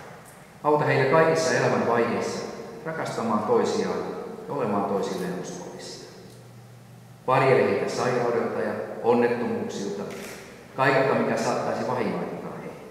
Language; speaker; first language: Finnish; native; Finnish